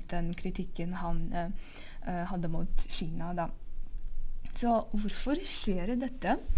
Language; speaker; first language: Norwegian; non-native, fluent; Uyghur